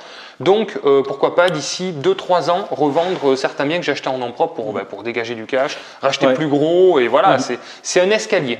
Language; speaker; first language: French; native; French